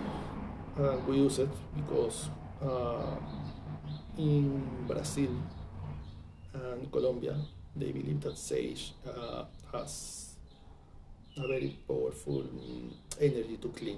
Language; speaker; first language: English; non-native, fluent; Spanish